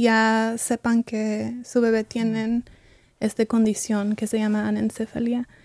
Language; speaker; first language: Spanish; early bilingual, heritage; Spanish